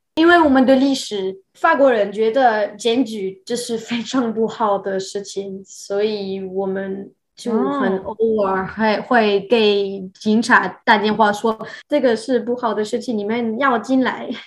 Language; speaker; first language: Chinese; non-native, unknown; French